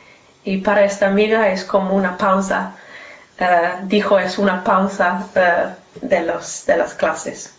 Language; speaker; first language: Spanish; non-native, learner; English